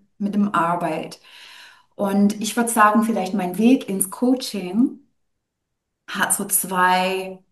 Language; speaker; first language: German; non-native, fluent; English